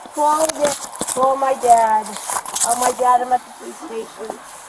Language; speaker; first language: English; native; English